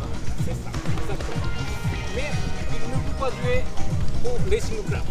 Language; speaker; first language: French; non-native, learner; Japanese